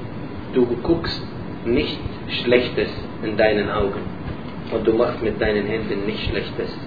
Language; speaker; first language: German; non-native, learner; Arabic